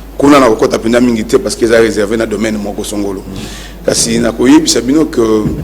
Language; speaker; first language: Lingala; non-native, local second language; Mongo